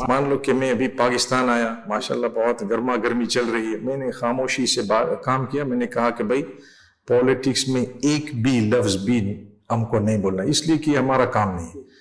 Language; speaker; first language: Urdu; non-native, fluent; English